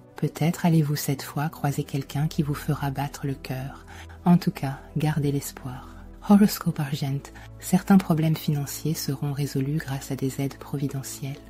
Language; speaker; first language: French; native; French